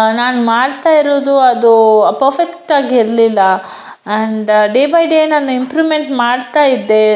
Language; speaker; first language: Kannada; non-native, local second language; Hindi